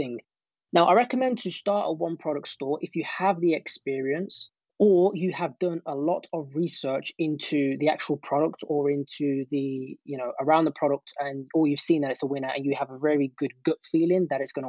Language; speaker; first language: English; native; English